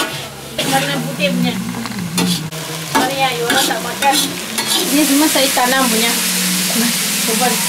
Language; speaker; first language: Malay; non-native, local second language; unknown